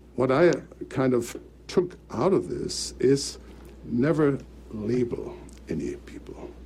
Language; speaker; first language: English; early bilingual, other home language; German